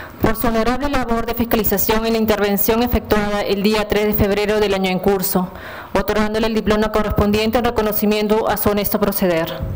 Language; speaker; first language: Spanish; native; Spanish